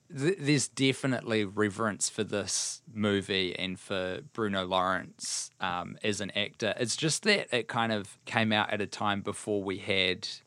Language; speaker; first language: English; native; English